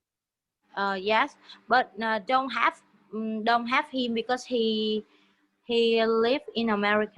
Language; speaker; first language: English; non-native, learner; Vietnamese